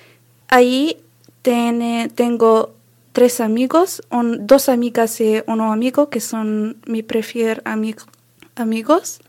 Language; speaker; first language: Spanish; non-native, learner; Arabic